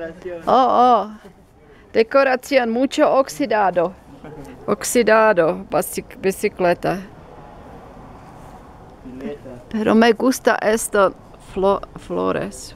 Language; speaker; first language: Spanish; non-native, learner; English